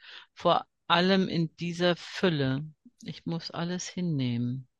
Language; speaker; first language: German; native; German